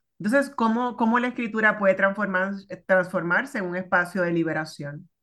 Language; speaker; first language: Spanish; native; Spanish